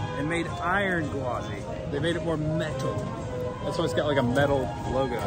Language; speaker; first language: English; native; English